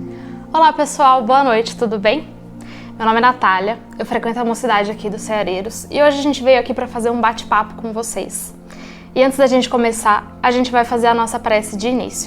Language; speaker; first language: Portuguese; native; Portuguese